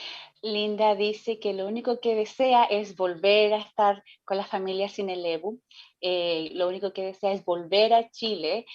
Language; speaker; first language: Spanish; native; Spanish